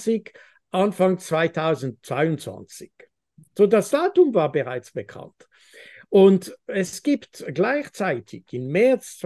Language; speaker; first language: German; non-native, fluent; French